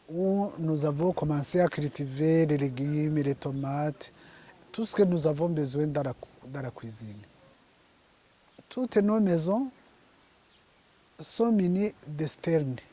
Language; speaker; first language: French; non-native, local second language; Kinyarwanda